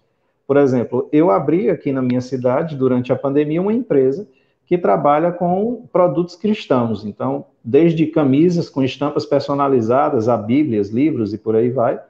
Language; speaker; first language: Portuguese; native; Portuguese